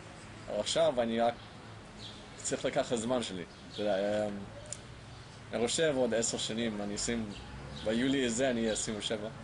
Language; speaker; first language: Hebrew; non-native, learner; English